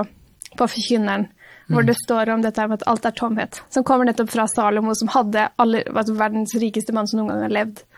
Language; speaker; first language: Norwegian; native; Norwegian